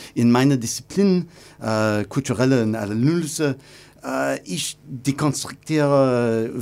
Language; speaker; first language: German; non-native, learner; English